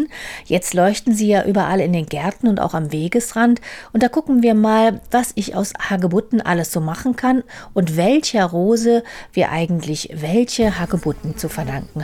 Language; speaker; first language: German; native; German